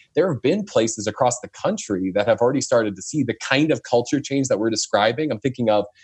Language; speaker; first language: English; native; English